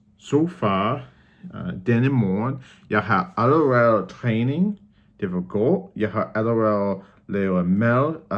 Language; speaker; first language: Danish; non-native, learner; English